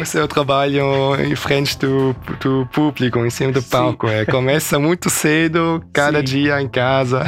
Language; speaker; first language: Portuguese; early bilingual, heritage; Portuguese